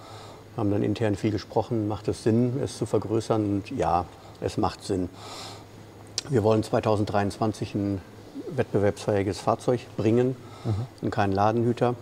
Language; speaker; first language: German; native; German